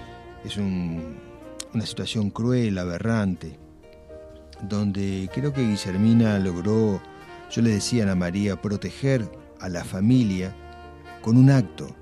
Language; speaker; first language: Spanish; native; Spanish